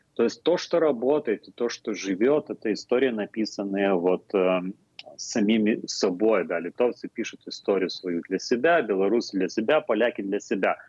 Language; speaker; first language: Russian; non-native, fluent; Lithuanian